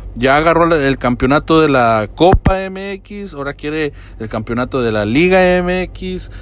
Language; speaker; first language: Spanish; early bilingual, heritage; Spanish